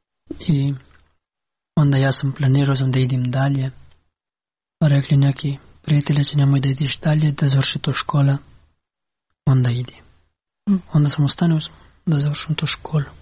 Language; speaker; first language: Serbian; non-native, learner; Pashto